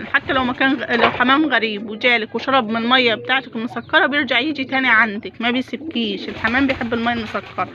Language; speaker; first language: Arabic; native; Arabic